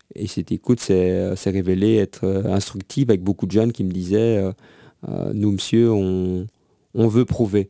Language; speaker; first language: French; native; French